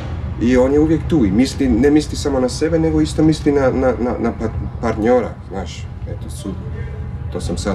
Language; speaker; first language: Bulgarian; non-native, learner; Croatian